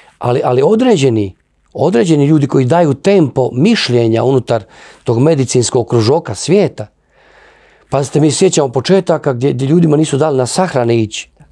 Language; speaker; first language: Croatian; native; Croatian